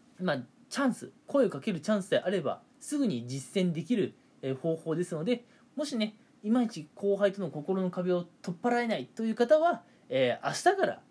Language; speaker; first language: Japanese; native; Japanese